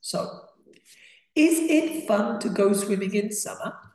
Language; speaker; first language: English; native; English